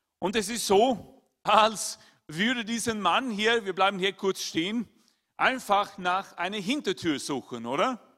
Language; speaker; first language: German; non-native, fluent; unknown